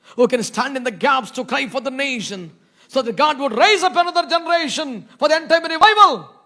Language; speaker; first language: English; non-native, local second language; Telugu